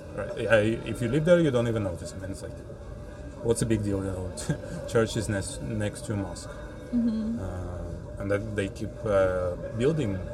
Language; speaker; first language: English; non-native, fluent; Russian